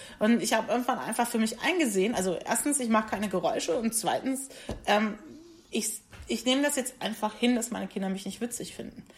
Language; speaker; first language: German; native; German